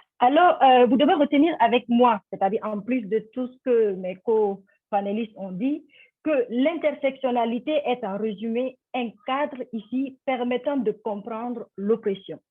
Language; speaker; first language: French; non-native, local second language; Fula